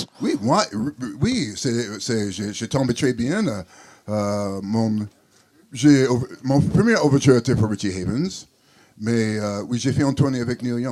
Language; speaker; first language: French; non-native, learner; English